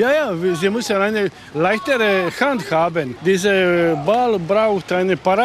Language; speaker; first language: German; non-native, learner; Croatian